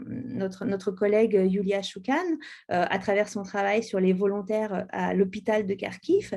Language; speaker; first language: French; native; French